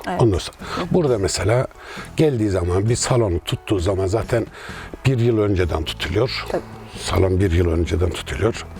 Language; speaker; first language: Turkish; native; Turkish